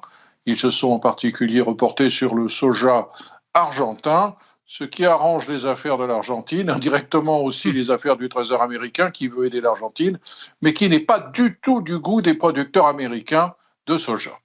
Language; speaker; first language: French; native; French